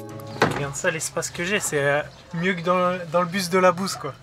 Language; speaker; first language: French; native; French